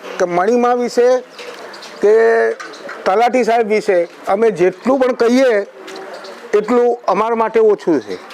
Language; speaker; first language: Gujarati; native; Gujarati